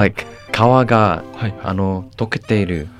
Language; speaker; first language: Japanese; non-native, learner; English